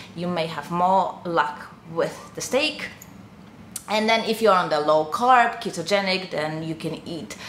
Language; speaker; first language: English; non-native, fluent; Polish